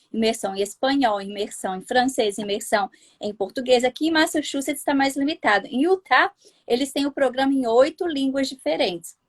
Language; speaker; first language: Portuguese; native; Portuguese